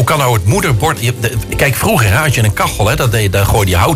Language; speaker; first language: Dutch; native; Dutch